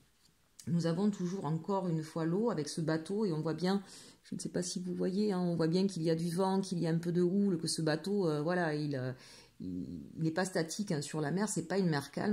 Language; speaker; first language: French; native; French